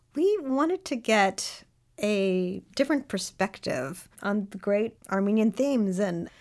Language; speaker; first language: English; native; English